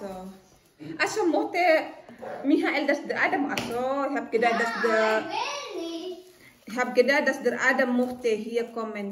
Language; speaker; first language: German; non-native, learner; Indonesian